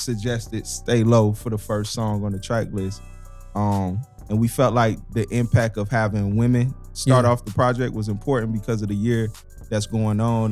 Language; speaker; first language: English; native; English